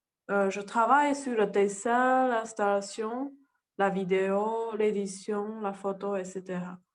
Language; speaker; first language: French; non-native, learner; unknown